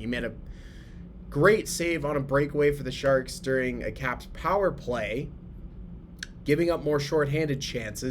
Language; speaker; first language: English; native; English